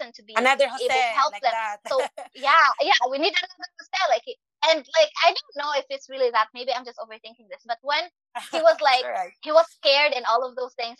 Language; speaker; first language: English; non-native, local second language; Cebuano